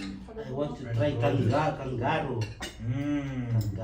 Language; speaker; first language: English; non-native, learner; Indonesian